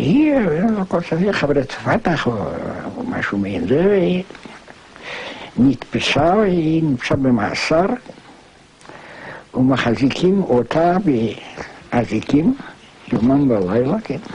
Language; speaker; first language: Hebrew; non-native, fluent; German